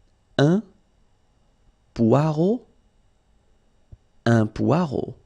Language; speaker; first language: French; native; French